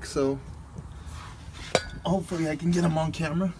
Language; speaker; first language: English; native; English